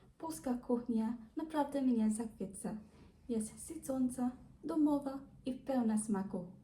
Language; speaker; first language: Polish; non-native, learner; Filipino